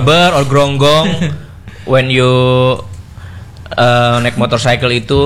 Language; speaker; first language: English; non-native, learner; Indonesian